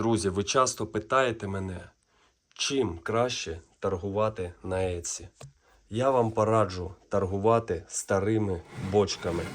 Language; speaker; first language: Ukrainian; non-native, local second language; Russian